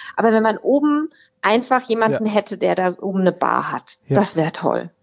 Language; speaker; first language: German; native; German